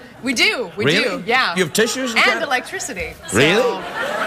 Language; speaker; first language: English; native; English